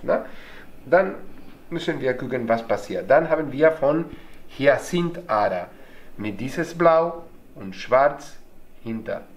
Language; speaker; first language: German; non-native, fluent; Spanish